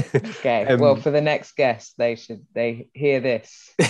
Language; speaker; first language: English; early bilingual, other home language; Yoruba